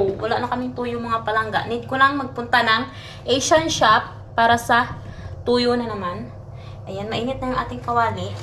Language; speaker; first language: Filipino; non-native, local second language; Cebuano